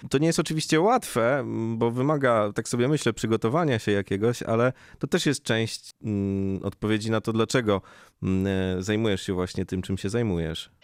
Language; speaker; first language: Polish; native; Polish